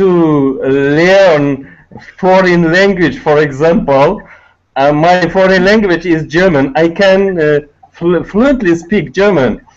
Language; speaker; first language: English; non-native, learner; Tatar